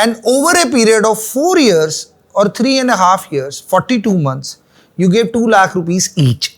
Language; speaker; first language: English; non-native, local second language; Punjabi